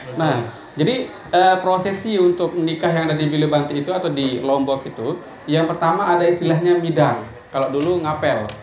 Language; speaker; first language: Indonesian; native; Indonesian